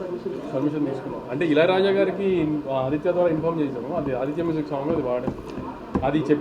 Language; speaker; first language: Telugu; native; Telugu